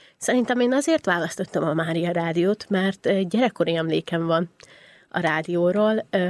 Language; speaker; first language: Hungarian; native; Hungarian